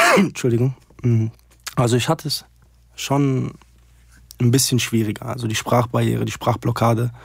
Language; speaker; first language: German; early bilingual, other home language; Arabic